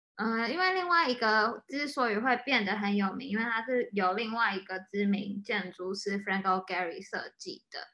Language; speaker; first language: Chinese; native; Chinese